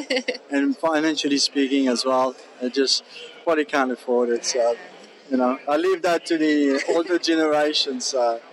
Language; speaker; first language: English; non-native, fluent; French